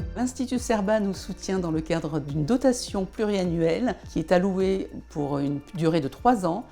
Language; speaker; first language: French; native; French